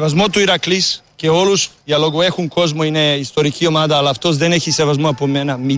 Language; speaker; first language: Greek; non-native, learner; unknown